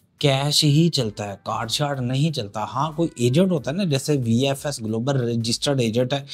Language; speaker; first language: Urdu; non-native, local second language; Punjabi